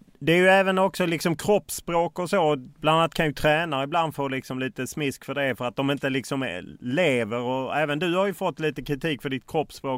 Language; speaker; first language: Swedish; native; Swedish